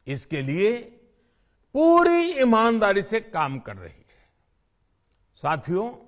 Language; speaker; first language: Hindi; non-native, local second language; Gujarati